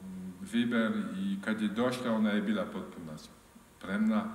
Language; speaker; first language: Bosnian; non-native, learner; French